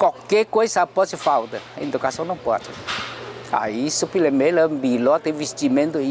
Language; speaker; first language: Portuguese; non-native, learner; Chinese